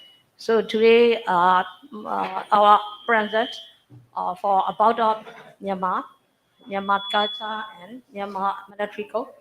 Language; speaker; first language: English; non-native, learner; Burmese